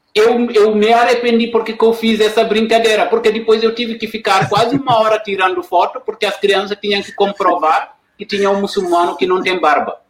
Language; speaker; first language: Portuguese; non-native, fluent; Wolof